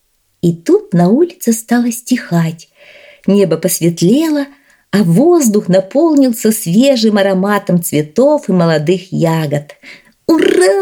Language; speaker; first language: Russian; native; Russian